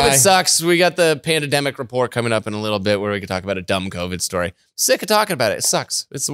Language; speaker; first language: English; native; English